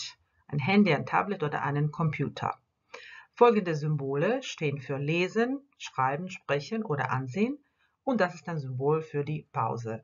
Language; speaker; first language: German; non-native, fluent; Croatian